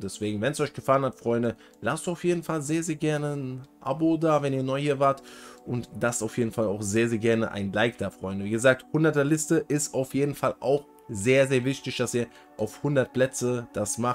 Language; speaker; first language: German; native; German